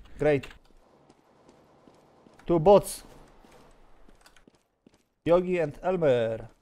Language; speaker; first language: English; non-native, learner; Polish